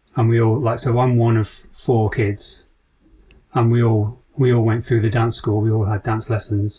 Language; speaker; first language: English; native; English